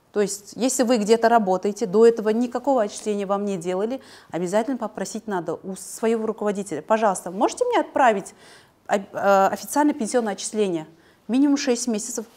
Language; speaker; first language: Russian; non-native, local second language; Kazakh